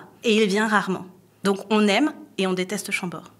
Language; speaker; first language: French; native; French